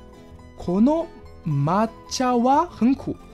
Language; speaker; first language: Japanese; non-native, fluent; Chinese